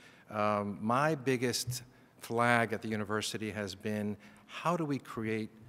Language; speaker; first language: English; native; English